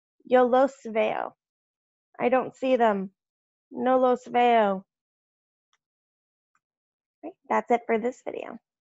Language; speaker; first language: English; native; English